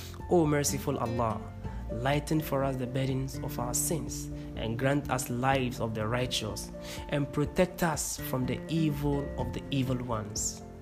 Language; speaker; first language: English; non-native, local second language; Akan